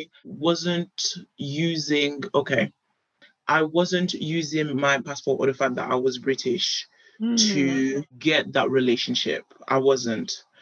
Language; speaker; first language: English; native; English